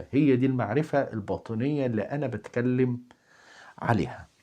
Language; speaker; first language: Arabic; native; Arabic